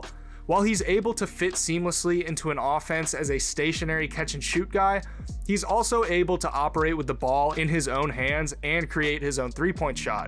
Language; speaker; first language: English; native; English